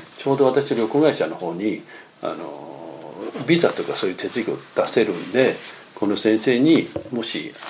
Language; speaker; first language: Japanese; non-native, fluent; Chinese